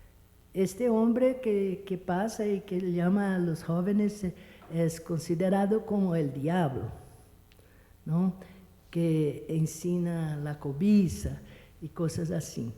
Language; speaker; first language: Spanish; non-native, fluent; Portuguese